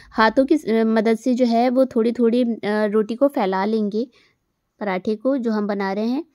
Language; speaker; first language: Hindi; native; Hindi